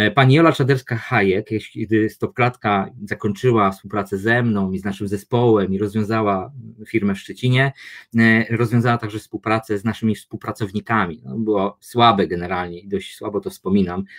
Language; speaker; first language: Polish; native; Polish